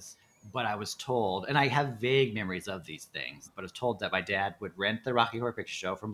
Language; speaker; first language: English; native; English